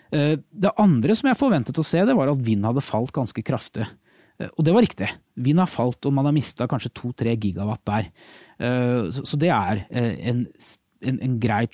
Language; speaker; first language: Norwegian; native; Norwegian